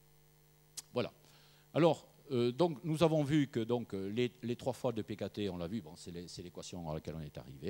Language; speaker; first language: French; native; French